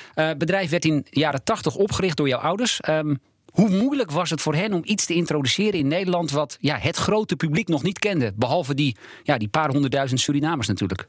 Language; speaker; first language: Dutch; native; Dutch